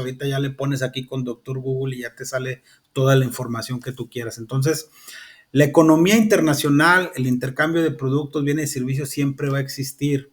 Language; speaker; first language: Spanish; native; Spanish